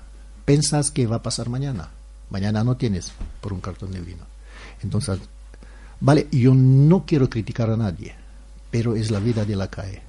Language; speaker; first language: Spanish; non-native, learner; Romanian